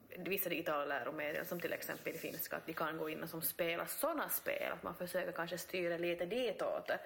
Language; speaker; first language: Swedish; native; Swedish